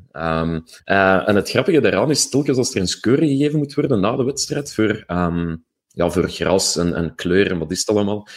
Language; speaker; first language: Dutch; native; Dutch